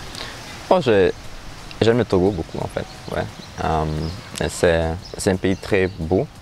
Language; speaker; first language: French; non-native, learner; German